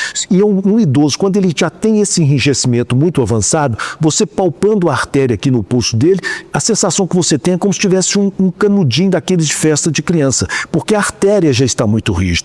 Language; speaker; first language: Portuguese; native; Portuguese